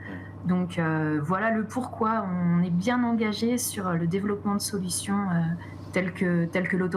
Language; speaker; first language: French; native; French